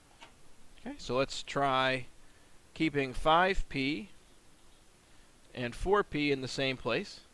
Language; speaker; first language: English; native; English